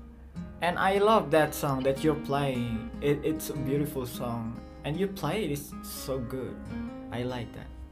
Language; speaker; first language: English; non-native, learner; Indonesian